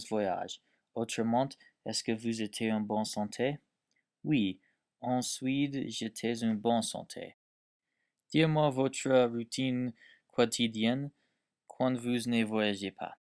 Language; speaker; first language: French; non-native, learner; English